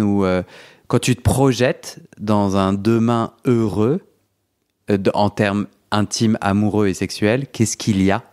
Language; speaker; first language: French; native; French